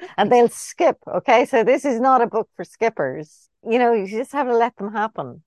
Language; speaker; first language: English; native; English